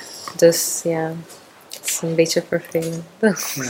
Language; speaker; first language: Dutch; non-native, learner; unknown